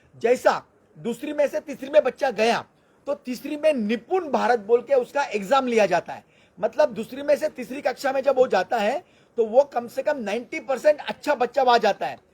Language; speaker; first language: Hindi; non-native, local second language; Marathi